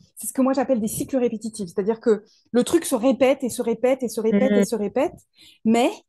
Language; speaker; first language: French; native; French